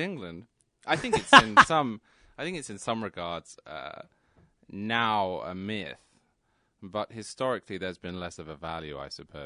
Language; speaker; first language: English; native; English